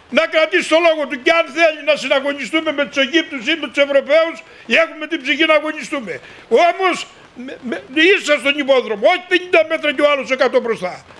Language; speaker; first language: Greek; native; Greek